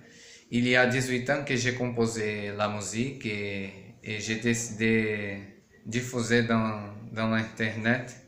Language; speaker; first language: French; non-native, learner; Portuguese